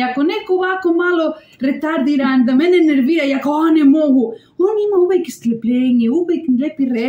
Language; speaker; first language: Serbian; non-native, learner; Spanish